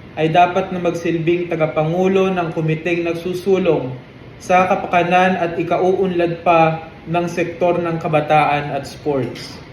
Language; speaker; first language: Filipino; non-native, local second language; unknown